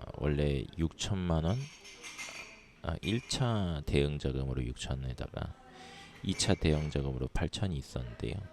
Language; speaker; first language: Korean; native; Korean